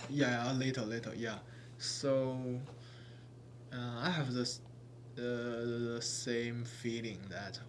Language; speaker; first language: English; non-native, learner; Chinese